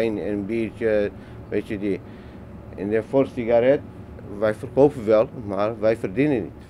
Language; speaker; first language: Dutch; non-native, learner; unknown